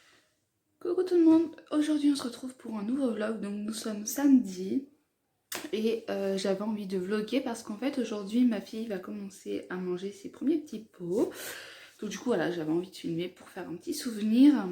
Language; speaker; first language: French; native; French